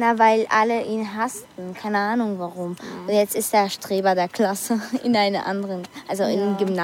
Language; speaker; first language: German; early bilingual, other home language; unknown